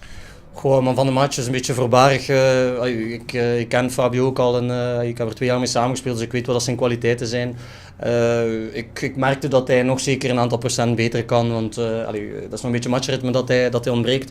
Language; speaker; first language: Dutch; native; Dutch